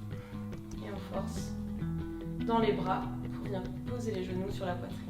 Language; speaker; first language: French; native; French